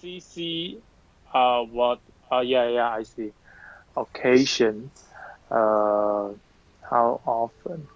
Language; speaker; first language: English; non-native, learner; Chinese